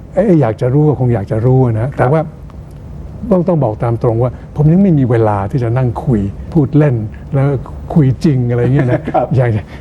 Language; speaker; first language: Thai; native; Thai